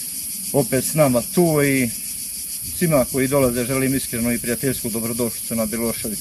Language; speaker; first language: Bosnian; native; Bosnian